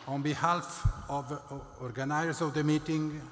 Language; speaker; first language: English; non-native, fluent; Italian